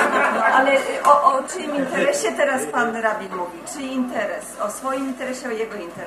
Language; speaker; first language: Polish; native; Polish